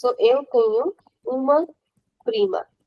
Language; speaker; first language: Portuguese; non-native, fluent; Hindi